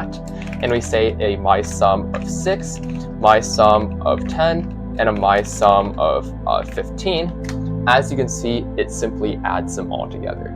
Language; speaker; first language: English; native; English